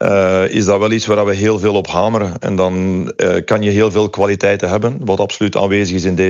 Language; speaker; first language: Dutch; native; Dutch